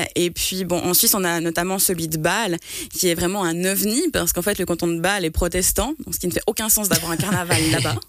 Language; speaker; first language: French; native; French